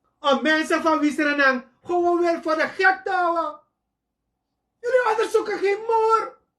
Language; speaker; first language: Dutch; native; Dutch